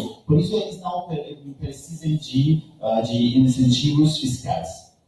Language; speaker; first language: Portuguese; non-native, learner; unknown